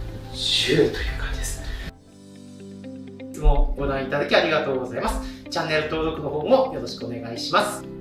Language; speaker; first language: Japanese; native; Japanese